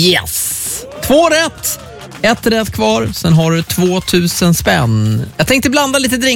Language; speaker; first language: Swedish; native; Swedish